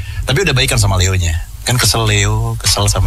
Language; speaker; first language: Indonesian; native; Indonesian